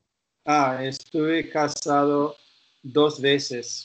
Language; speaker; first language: Spanish; non-native, learner; English